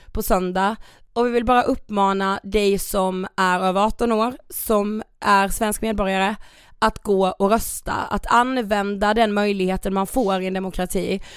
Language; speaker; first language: Swedish; native; Swedish